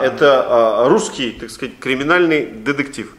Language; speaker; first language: Russian; native; Russian